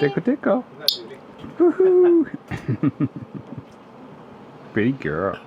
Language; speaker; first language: English; native; English